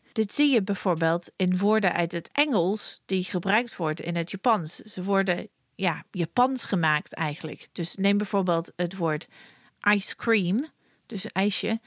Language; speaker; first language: Dutch; non-native, fluent; English